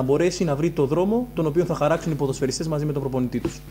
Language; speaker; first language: Greek; native; Greek